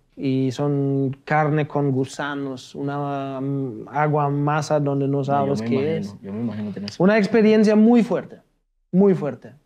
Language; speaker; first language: Spanish; non-native, fluent; German